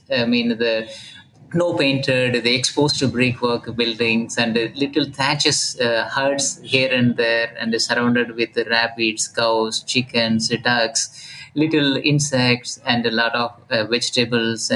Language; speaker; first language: English; non-native, local second language; Tamil